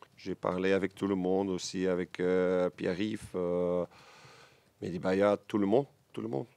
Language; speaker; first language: French; non-native, learner; Dutch